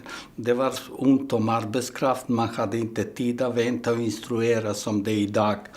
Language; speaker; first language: Swedish; non-native, fluent; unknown